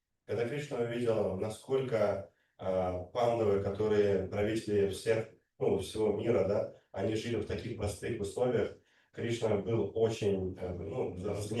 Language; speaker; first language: Russian; native; Russian